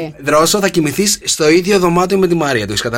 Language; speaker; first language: Greek; native; Greek